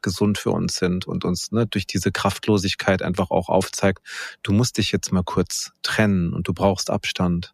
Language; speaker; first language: German; native; German